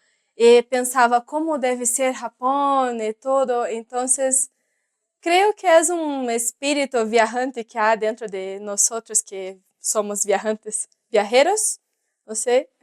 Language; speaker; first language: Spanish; non-native, learner; Portuguese